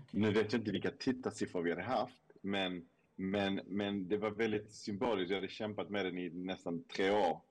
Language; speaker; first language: Swedish; early bilingual, other home language; Spanish